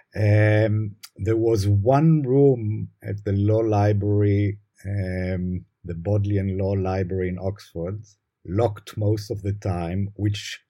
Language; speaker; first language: English; non-native, fluent; Hebrew